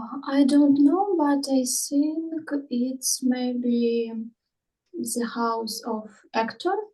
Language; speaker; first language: English; non-native, learner; Ukrainian